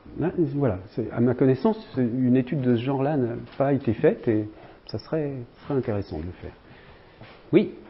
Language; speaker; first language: French; native; French